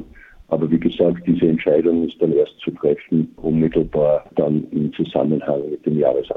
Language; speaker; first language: German; native; German